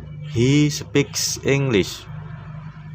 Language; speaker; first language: English; non-native, fluent; Indonesian